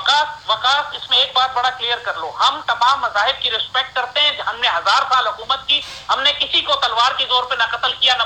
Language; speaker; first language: Urdu; native; Urdu